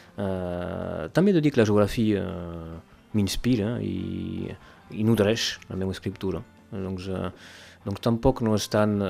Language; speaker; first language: Catalan; non-native, local second language; French